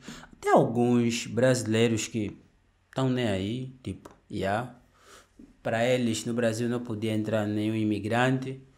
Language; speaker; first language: Portuguese; native; Portuguese